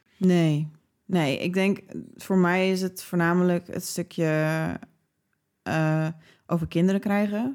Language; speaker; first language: Dutch; early bilingual, other home language; English